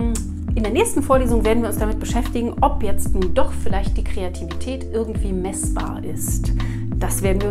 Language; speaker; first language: German; native; German